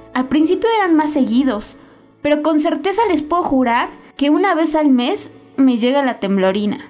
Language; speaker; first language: Spanish; native; Spanish